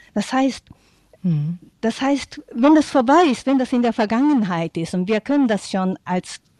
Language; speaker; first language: German; non-native, fluent; Japanese